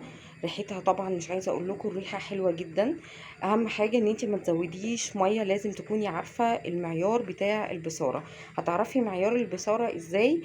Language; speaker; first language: Arabic; native; Arabic